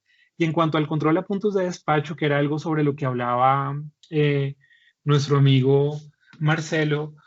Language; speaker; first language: Spanish; native; Spanish